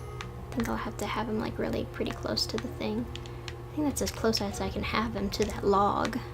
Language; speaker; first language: English; native; English